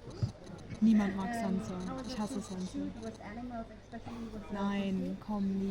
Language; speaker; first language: German; native; German